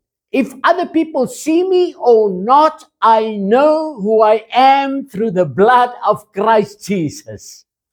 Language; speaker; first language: English; non-native, local second language; Afrikaans